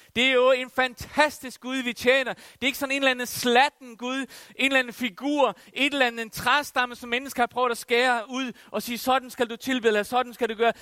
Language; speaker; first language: Danish; non-native, local second language; Faroese